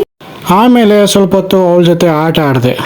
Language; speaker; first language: Kannada; native; Kannada